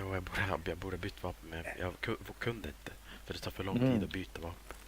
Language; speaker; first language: Swedish; native; Swedish